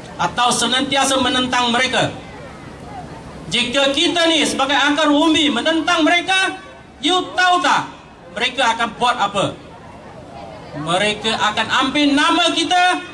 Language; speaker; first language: Malay; non-native, local second language; Chinese